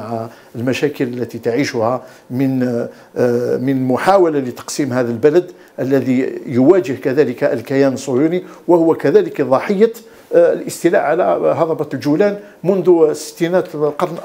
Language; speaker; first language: Arabic; native; Arabic